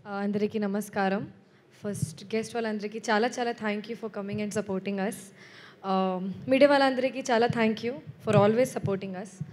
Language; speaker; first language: Telugu; non-native, learner; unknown